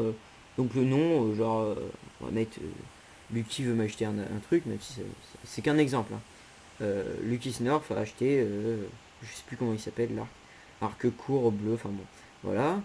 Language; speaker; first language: French; native; French